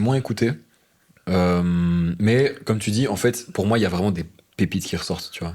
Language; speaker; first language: French; native; French